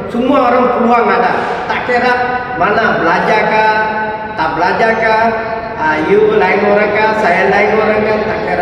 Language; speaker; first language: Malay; non-native, local second language; Tamil